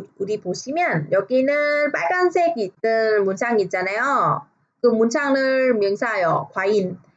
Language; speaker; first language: Korean; non-native, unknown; Vietnamese